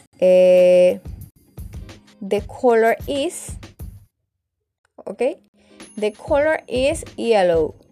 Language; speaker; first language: English; non-native, fluent; Spanish